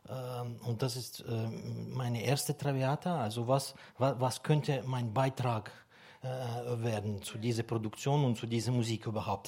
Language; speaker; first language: German; non-native, fluent; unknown